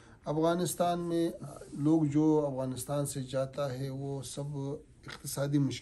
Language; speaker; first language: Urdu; non-native, learner; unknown